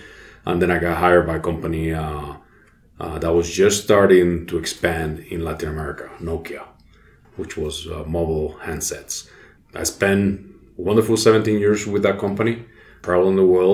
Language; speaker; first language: English; non-native, fluent; Spanish